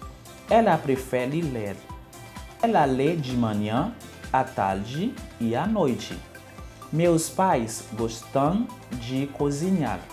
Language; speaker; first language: Portuguese; non-native, learner; Haitian Creole